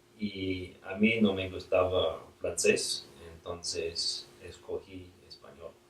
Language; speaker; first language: Spanish; non-native, learner; English